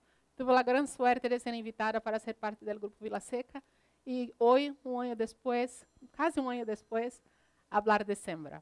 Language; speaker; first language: Spanish; non-native, fluent; Portuguese